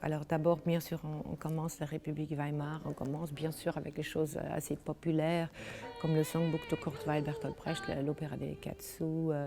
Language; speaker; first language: French; non-native, fluent; German